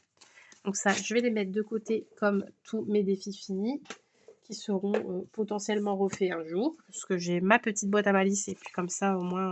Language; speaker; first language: French; native; French